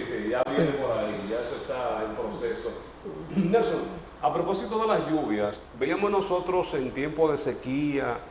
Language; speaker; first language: Spanish; native; Spanish